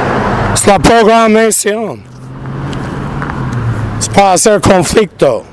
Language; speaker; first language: Spanish; non-native, fluent; English